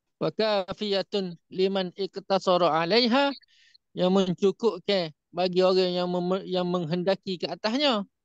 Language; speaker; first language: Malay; native; Malay